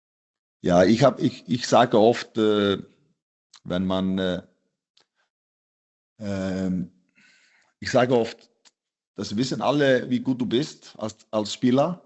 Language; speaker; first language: German; non-native, fluent; Icelandic